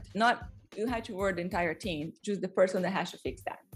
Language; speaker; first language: English; non-native, fluent; Portuguese